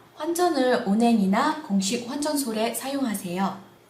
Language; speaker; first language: Korean; non-native, fluent; Burmese